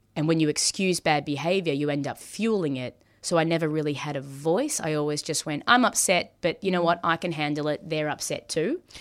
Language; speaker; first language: English; early bilingual, other home language; Maltese